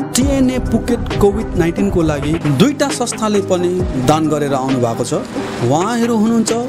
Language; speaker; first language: Nepali; early bilingual, heritage; Nepali